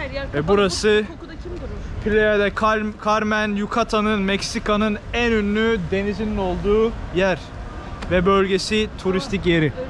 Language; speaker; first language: Turkish; native; Turkish